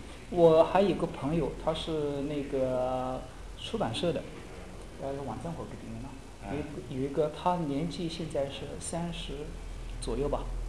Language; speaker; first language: Chinese; native; Chinese